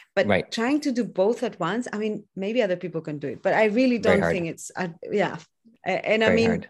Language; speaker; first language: English; non-native, fluent; Greek